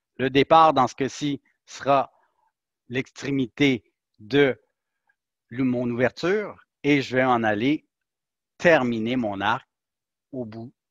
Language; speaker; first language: French; native; French